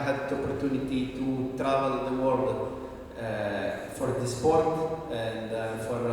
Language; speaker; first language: English; non-native, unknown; Italian